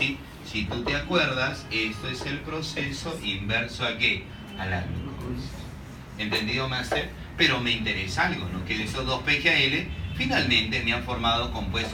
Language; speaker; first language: Spanish; native; Spanish